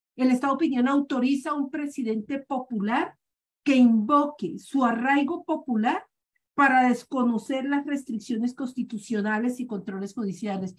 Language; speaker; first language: Spanish; native; Spanish